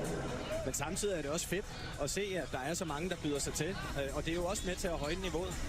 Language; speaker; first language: Danish; native; Danish